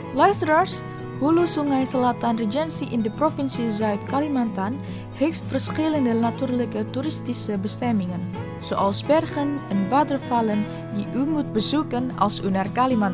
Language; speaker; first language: Dutch; non-native, fluent; Indonesian